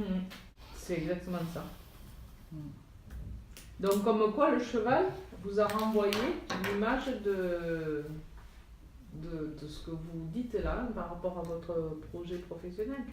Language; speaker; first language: French; native; French